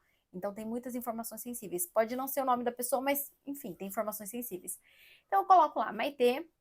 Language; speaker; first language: Portuguese; native; Portuguese